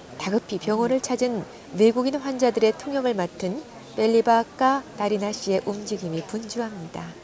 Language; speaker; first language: Korean; native; Korean